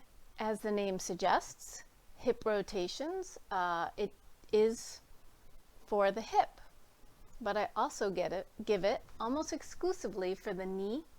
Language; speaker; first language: English; native; English